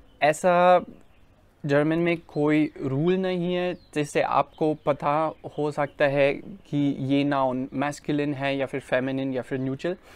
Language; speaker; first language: Hindi; non-native, fluent; German